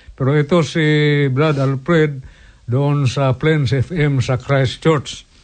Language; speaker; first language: Filipino; non-native, local second language; Cebuano